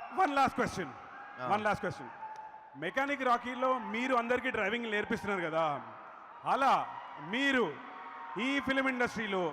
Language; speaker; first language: Telugu; native; Telugu